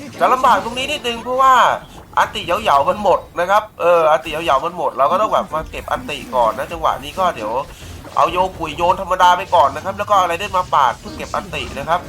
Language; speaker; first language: Thai; native; Thai